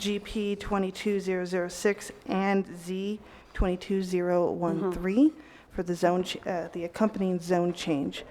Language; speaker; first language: English; native; English